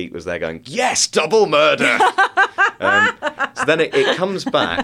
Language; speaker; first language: English; native; English